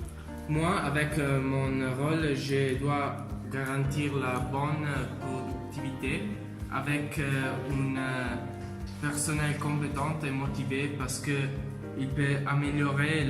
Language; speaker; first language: French; non-native, learner; Italian